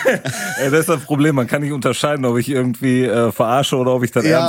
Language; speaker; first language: German; native; German